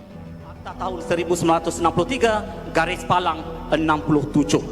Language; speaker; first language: Malay; native; Malay